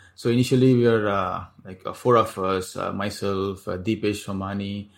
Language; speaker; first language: English; non-native, local second language; Tamil